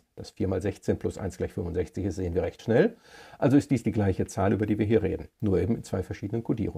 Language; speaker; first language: German; native; German